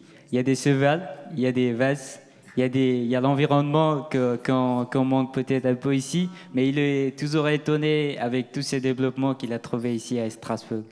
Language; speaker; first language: French; non-native, fluent; Nepali